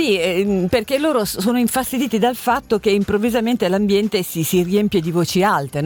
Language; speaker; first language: Italian; native; Italian